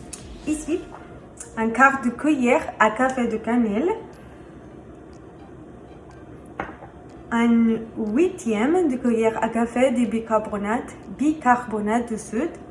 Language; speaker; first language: French; non-native, learner; Spanish